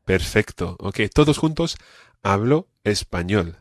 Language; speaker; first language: Spanish; non-native, fluent; English